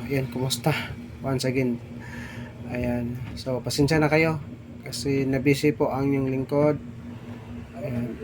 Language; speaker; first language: Filipino; non-native, local second language; Cebuano